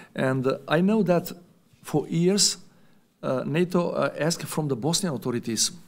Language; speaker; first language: English; non-native, fluent; Macedonian